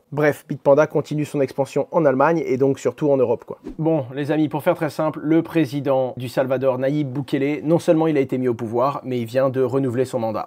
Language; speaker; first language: French; native; French